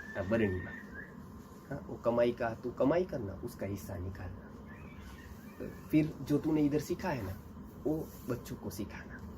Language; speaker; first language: Hindi; non-native, local second language; Gujarati